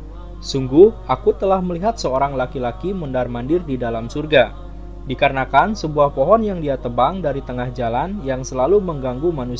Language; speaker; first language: Indonesian; native; Indonesian